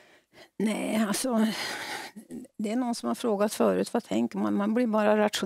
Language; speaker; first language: Swedish; native; Swedish